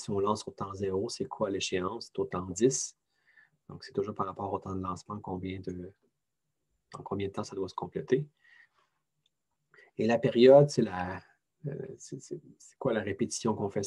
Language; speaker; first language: French; native; French